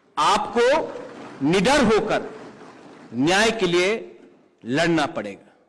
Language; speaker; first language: Hindi; non-native, local second language; Kok Borok